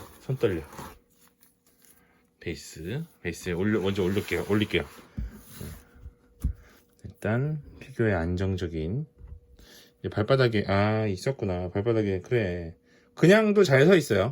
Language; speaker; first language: Korean; native; Korean